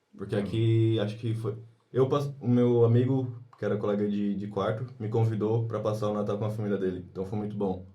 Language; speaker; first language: Portuguese; native; Portuguese